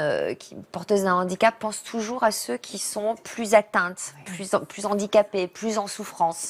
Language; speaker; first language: French; native; French